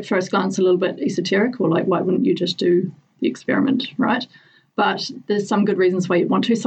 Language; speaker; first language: English; native; English